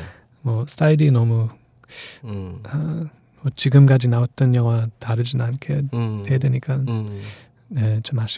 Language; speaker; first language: Korean; non-native, fluent; English